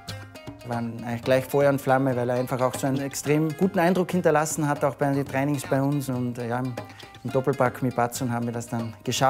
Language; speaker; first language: German; native; German